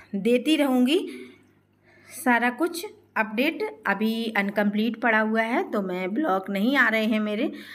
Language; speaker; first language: Hindi; native; Hindi